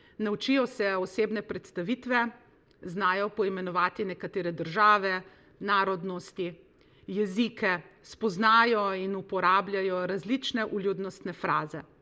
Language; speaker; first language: Slovenian; native; Slovenian